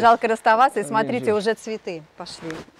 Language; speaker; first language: Russian; native; Russian